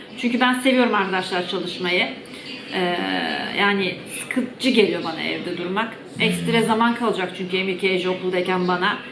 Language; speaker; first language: Turkish; native; Turkish